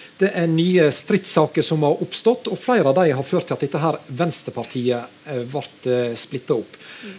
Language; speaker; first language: Norwegian; native; Norwegian